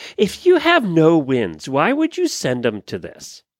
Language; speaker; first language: English; native; English